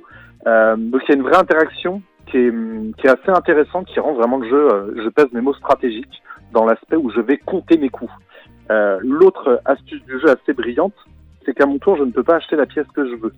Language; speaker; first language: French; native; French